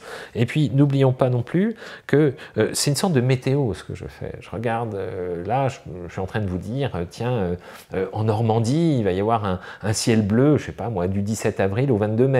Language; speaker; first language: French; native; French